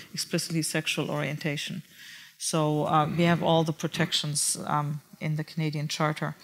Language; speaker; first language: English; non-native, fluent; German